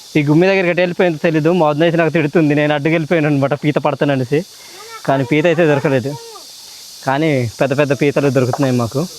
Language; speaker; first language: Telugu; non-native, local second language; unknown